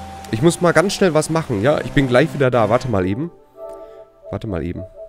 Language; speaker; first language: German; native; German